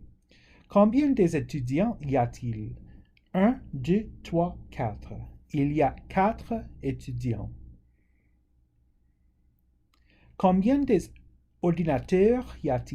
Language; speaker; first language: French; non-native, fluent; English